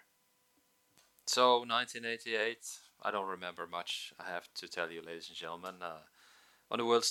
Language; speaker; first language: English; non-native, fluent; Norwegian